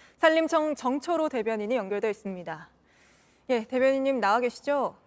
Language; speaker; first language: Korean; native; Korean